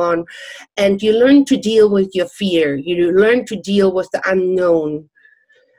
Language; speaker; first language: English; non-native, fluent; German